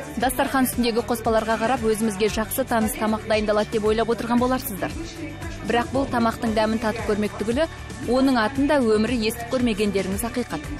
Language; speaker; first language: Kazakh; non-native, local second language; Russian